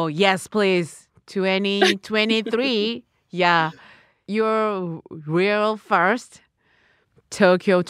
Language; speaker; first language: English; non-native, learner; Japanese